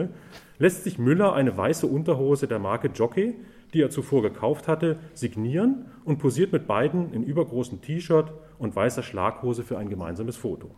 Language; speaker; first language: German; native; German